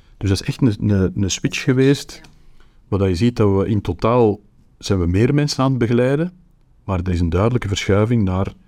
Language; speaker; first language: Dutch; native; Dutch